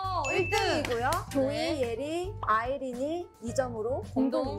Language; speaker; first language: Korean; native; Korean